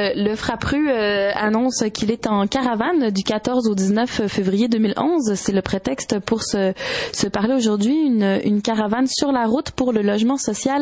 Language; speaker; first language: French; native; French